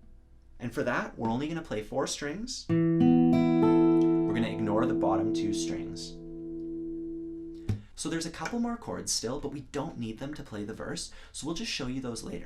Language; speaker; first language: English; native; English